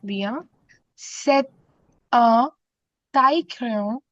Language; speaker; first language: French; non-native, fluent; Hindi